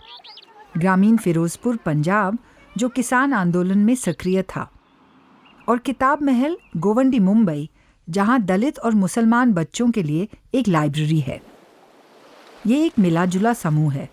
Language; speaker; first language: Hindi; native; Hindi